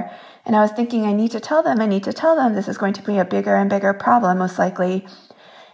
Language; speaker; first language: English; early bilingual, other home language; Korean